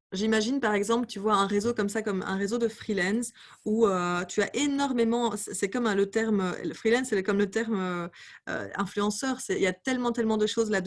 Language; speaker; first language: French; native; French